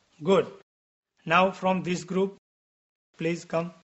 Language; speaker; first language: English; non-native, local second language; Gujarati